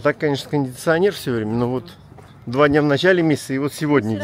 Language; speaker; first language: Russian; native; Russian